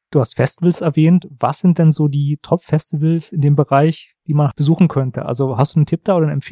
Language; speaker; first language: German; native; German